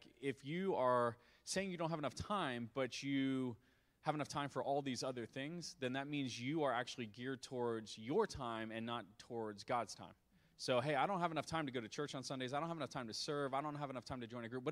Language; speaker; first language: English; native; English